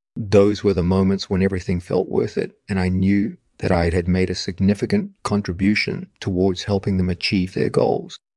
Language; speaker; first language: English; native; English